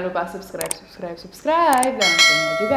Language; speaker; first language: Indonesian; non-native, fluent; Romanian